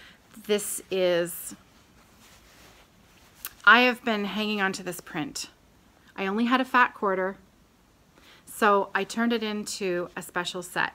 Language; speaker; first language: English; native; English